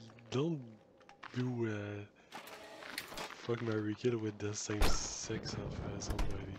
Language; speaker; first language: English; non-native, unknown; French